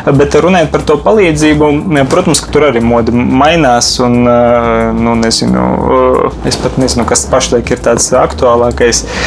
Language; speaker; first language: Latvian; non-native, local second language; Russian